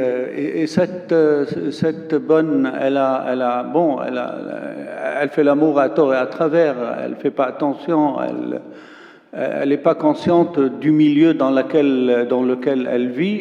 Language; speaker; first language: French; non-native, local second language; Arabic